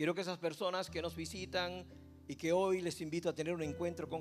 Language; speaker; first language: Spanish; native; Spanish